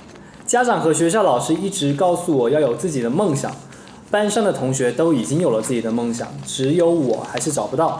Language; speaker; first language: Chinese; native; Chinese